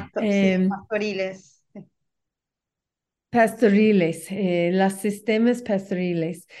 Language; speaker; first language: Spanish; non-native, learner; English